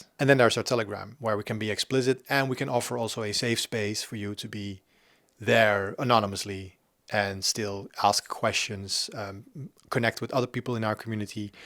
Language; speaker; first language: English; non-native, fluent; Dutch